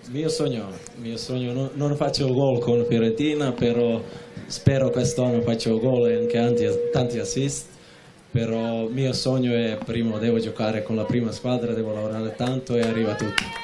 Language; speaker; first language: Italian; non-native, learner; Serbian